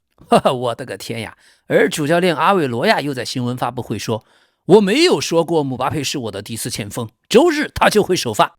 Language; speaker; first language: Chinese; native; Chinese